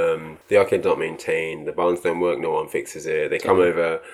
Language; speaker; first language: English; native; English